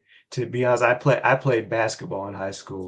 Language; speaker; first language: English; native; English